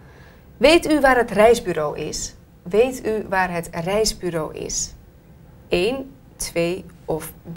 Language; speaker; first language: Dutch; native; Dutch